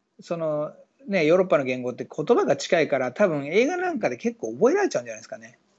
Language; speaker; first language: Japanese; native; Japanese